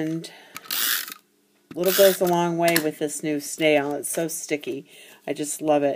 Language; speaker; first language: English; native; English